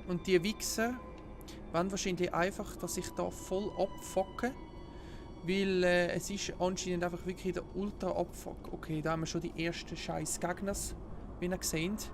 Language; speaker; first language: German; native; German